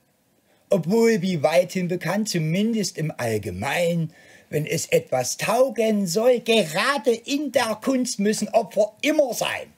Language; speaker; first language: German; native; German